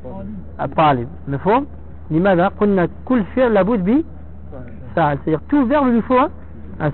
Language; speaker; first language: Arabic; non-native, fluent; French